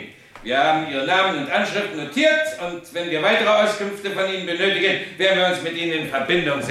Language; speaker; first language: German; native; German